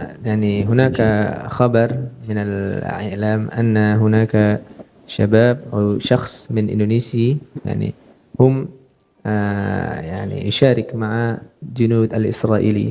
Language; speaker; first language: Arabic; non-native, learner; Indonesian